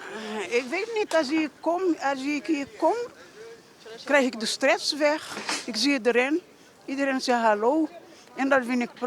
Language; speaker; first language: Dutch; non-native, learner; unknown